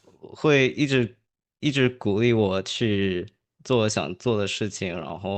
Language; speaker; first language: Chinese; early bilingual, heritage; English